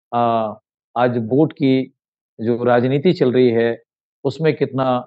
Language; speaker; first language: Hindi; native; Hindi